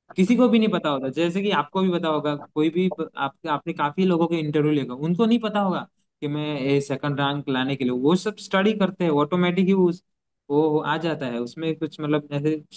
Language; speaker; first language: Hindi; non-native, local second language; Gujarati